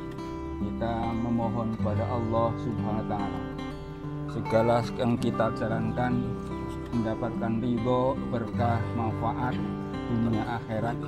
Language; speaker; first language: Indonesian; non-native, local second language; Javanese